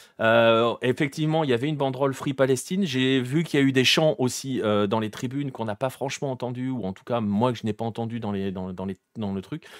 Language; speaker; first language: French; native; French